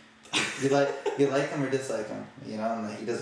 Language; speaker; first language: English; native; English